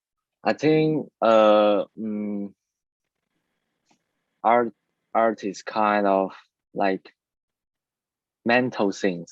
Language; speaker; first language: English; non-native, learner; Chinese